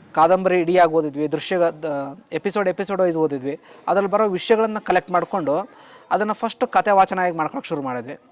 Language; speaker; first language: Kannada; native; Kannada